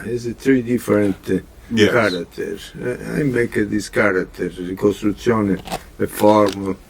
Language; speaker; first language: English; non-native, learner; Italian